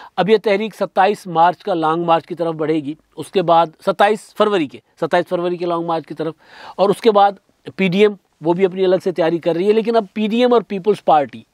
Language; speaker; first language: Urdu; non-native, local second language; Sindhi